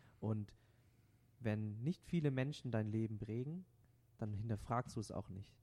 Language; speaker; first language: German; non-native, local second language; Vietnamese